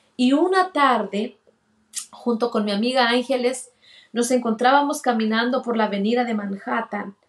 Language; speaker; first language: Spanish; native; Spanish